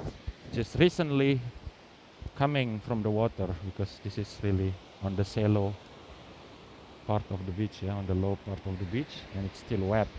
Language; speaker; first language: English; non-native, learner; Indonesian